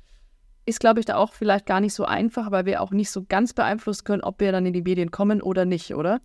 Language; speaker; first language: German; native; German